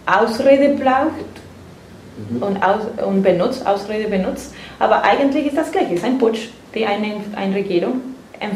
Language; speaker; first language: German; non-native, fluent; Spanish